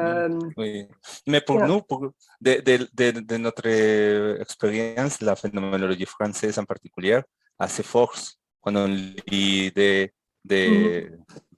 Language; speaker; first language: French; non-native, fluent; Spanish